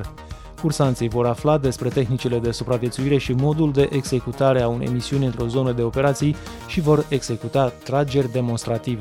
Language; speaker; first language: Romanian; native; Romanian